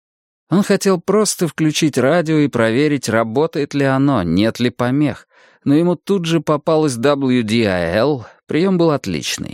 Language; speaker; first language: Russian; native; Russian